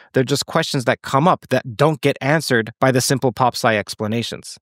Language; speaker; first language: English; native; English